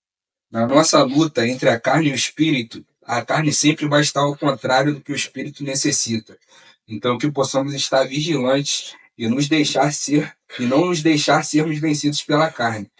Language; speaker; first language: Portuguese; native; Portuguese